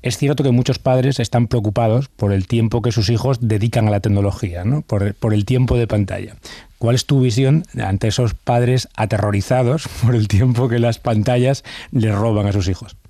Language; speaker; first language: Spanish; native; Spanish